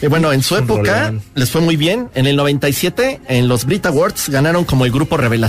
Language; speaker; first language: Spanish; native; Spanish